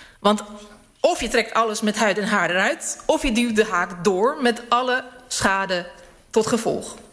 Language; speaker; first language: Dutch; early bilingual, other home language; Serbian